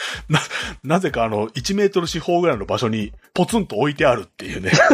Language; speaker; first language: Japanese; native; Japanese